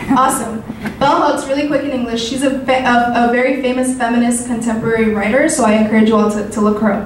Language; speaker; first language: English; early bilingual, other home language; Spanish